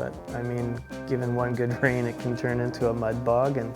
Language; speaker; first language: English; native; English